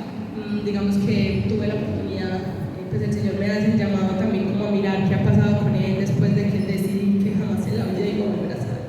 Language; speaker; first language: Spanish; native; Spanish